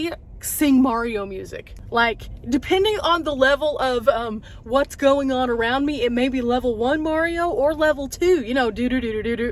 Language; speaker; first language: English; native; English